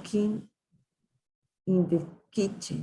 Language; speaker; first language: English; non-native, learner; Spanish